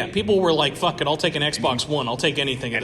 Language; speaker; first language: English; native; English